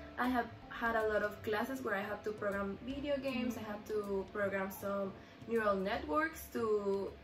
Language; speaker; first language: English; non-native, fluent; Spanish